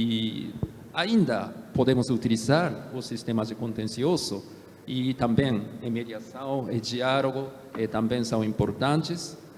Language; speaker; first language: Portuguese; non-native, fluent; Japanese